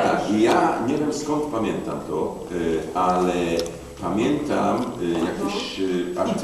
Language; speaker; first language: Polish; non-native, fluent; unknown